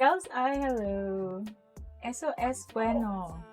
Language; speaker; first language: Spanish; non-native, learner; Filipino